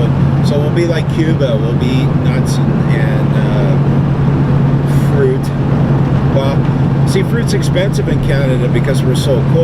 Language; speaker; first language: English; native; English